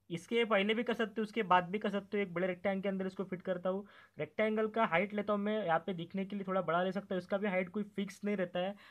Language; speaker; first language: Hindi; non-native, local second language; Marathi